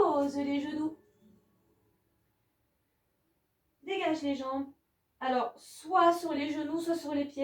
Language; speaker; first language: French; native; French